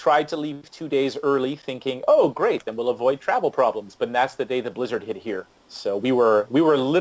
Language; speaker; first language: English; native; English